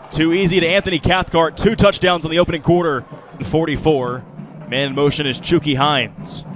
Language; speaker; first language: English; native; English